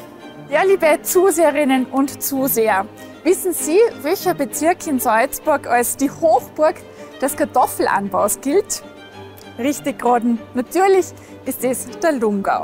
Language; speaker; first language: German; native; German